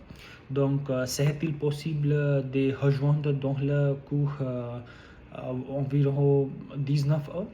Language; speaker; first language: French; non-native, learner; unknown